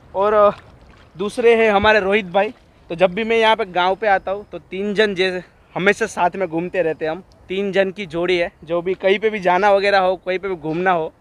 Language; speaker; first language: Hindi; non-native, local second language; Gujarati